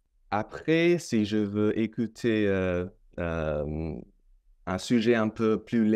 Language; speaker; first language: French; non-native, fluent; English